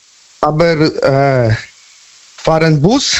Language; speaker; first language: German; non-native, learner; Polish